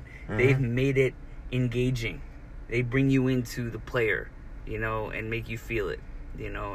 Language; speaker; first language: English; native; English